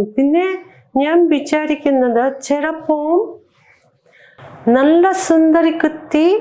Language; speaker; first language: Malayalam; non-native, learner; Japanese